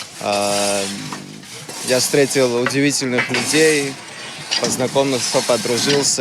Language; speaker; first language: Russian; non-native, fluent; Georgian